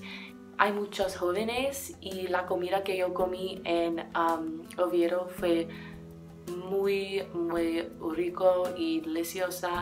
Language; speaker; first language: Spanish; non-native, learner; English